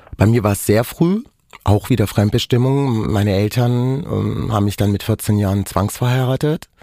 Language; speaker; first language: German; non-native, local second language; Romany